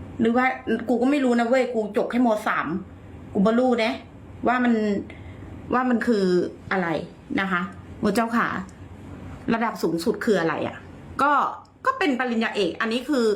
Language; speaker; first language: Thai; native; Thai